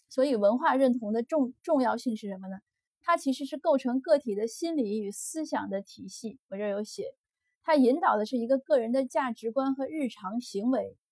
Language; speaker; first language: Chinese; native; Chinese